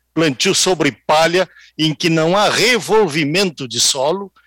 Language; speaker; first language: Portuguese; native; Portuguese